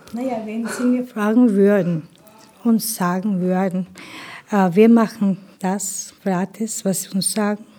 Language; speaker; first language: German; non-native, learner; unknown